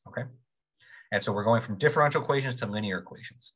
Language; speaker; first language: English; native; English